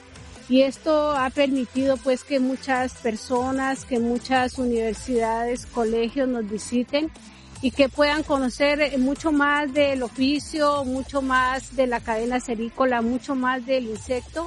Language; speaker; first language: Spanish; native; Spanish